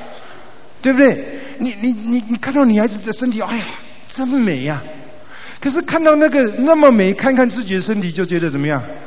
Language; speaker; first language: Chinese; native; Chinese